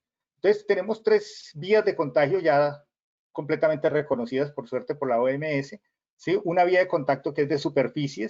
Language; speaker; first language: Spanish; native; Spanish